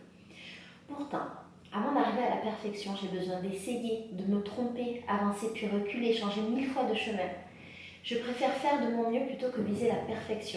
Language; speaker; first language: French; native; French